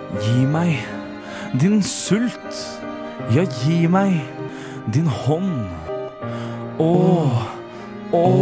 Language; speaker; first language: Norwegian; native; Norwegian